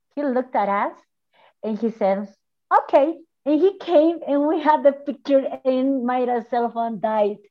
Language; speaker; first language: English; non-native, fluent; Spanish